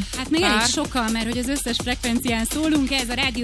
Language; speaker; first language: Hungarian; native; Hungarian